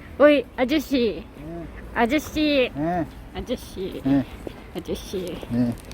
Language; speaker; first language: Korean; non-native, learner; Turkish